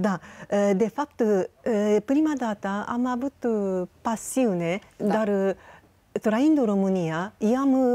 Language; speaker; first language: Romanian; non-native, fluent; Japanese